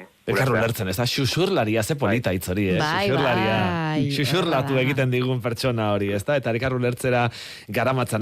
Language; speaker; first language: Basque; native; Basque